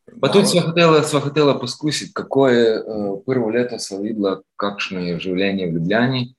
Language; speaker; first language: Slovenian; non-native, fluent; Ukrainian